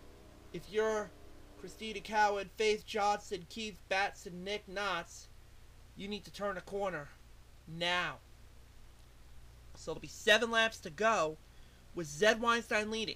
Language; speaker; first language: English; native; English